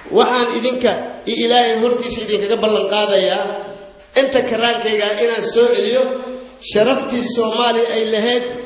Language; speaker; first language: Somali; non-native, local second language; Maay